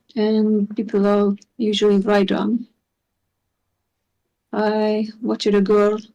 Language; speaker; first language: English; non-native, learner; Hungarian